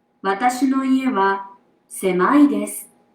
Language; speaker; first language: Japanese; non-native, learner; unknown